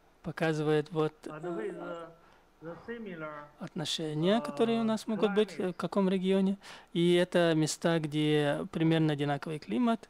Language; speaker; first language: Russian; non-native, fluent; Chinese